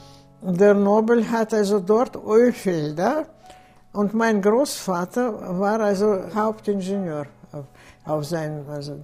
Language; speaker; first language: German; non-native, fluent; Russian